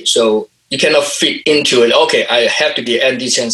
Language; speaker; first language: English; non-native, local second language; Cantonese